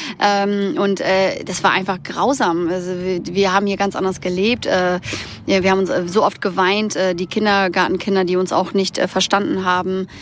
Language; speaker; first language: German; early bilingual, other home language; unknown